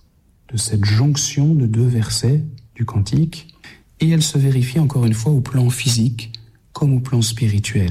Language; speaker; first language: French; native; French